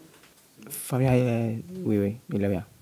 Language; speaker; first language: French; non-native, learner; Portuguese